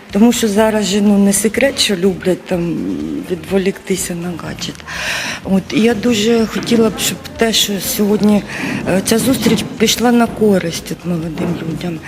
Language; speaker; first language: Ukrainian; native; Ukrainian